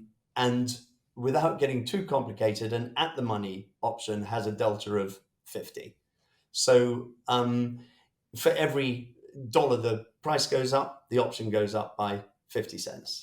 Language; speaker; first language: English; native; English